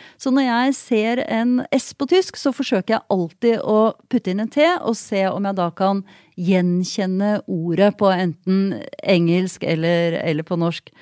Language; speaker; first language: Norwegian; native; Norwegian